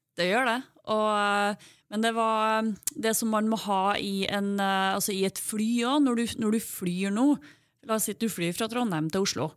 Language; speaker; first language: Norwegian; native; Norwegian